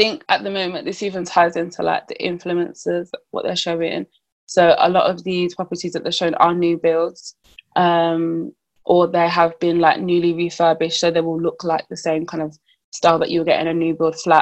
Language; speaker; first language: English; native; English